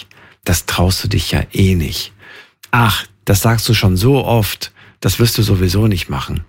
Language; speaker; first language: German; native; German